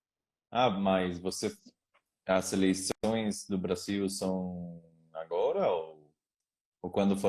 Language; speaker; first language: Portuguese; non-native, learner; Spanish